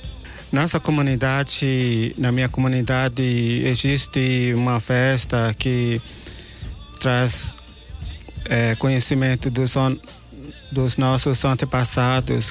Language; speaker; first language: Portuguese; non-native, local second language; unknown